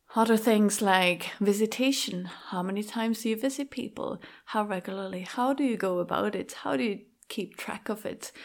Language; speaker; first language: English; non-native, fluent; Swiss German